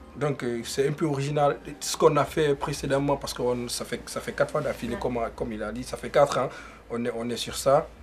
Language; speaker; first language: French; non-native, local second language; Susu